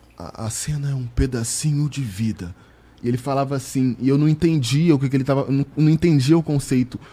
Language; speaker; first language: Portuguese; native; Portuguese